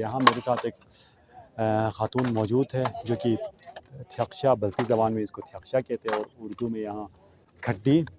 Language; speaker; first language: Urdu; non-native, local second language; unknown